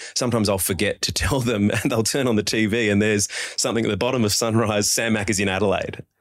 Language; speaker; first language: English; native; English